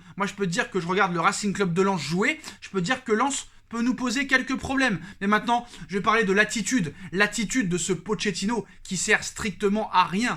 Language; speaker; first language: French; native; French